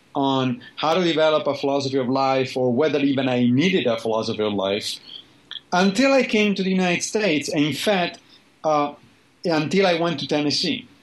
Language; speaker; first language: English; non-native, fluent; Italian